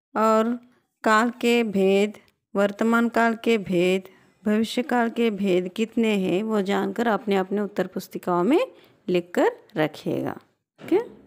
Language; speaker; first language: Hindi; non-native, local second language; Telugu